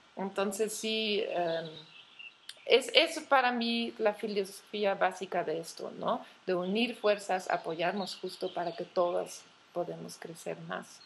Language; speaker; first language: Spanish; non-native, fluent; Dutch